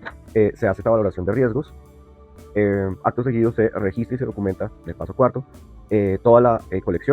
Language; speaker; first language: Spanish; native; Spanish